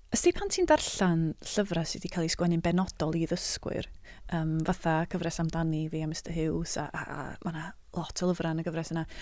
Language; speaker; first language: Welsh; native; Welsh